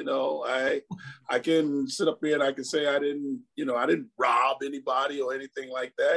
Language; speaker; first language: English; native; English